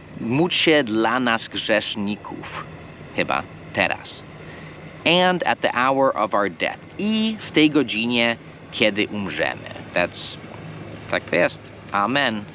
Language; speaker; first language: Polish; non-native, fluent; English